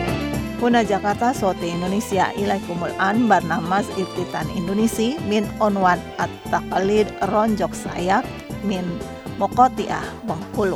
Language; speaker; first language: Arabic; non-native, learner; Indonesian